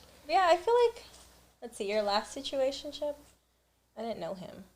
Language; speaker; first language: English; native; English